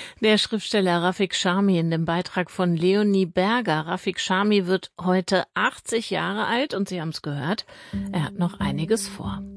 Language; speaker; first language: German; native; German